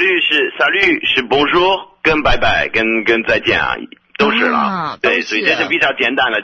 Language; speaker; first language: Chinese; non-native, fluent; English